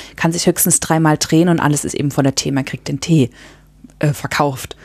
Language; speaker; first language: German; early bilingual, other home language; Cantonese